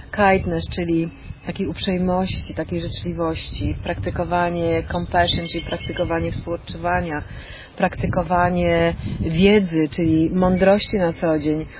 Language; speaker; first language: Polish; native; Polish